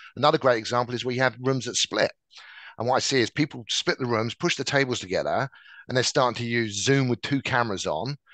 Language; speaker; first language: English; native; English